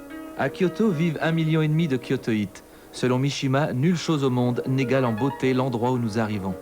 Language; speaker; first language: French; native; French